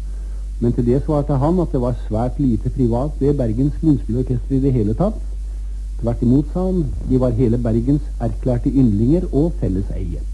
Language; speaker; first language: Norwegian; native; Norwegian